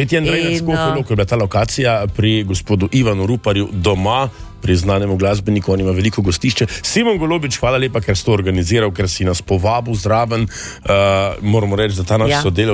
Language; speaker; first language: Slovenian; native; Slovenian